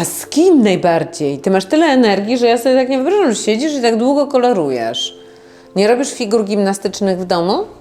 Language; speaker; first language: Polish; native; Polish